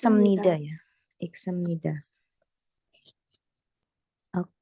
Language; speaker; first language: Korean; non-native, learner; Indonesian